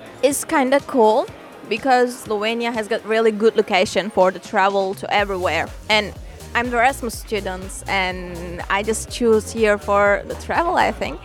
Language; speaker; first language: English; non-native, learner; Turkish